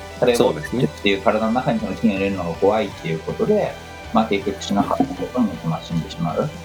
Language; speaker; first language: Japanese; native; Japanese